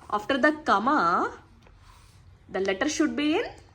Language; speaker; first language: English; non-native, local second language; Telugu